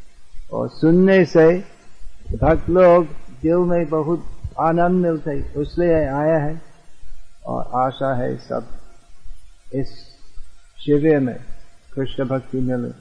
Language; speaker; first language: Hindi; non-native, fluent; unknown